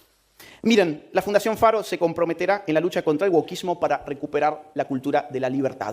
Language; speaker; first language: Spanish; native; Spanish